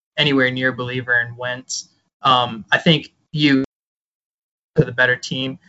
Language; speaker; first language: English; native; English